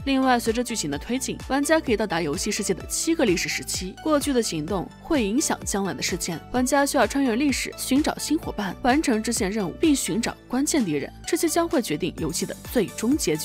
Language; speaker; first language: Chinese; native; Chinese